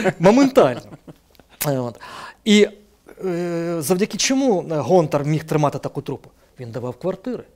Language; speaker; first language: Ukrainian; native; Ukrainian